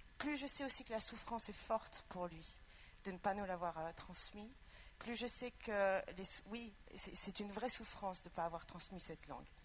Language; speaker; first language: French; native; French